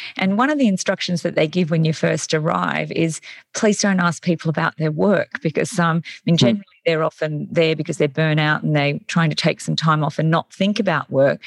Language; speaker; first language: English; native; English